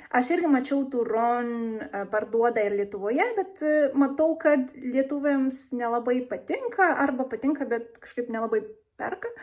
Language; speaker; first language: Lithuanian; early bilingual, other home language; Spanish